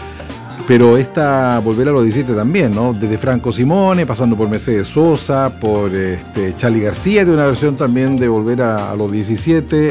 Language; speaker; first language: Spanish; native; Spanish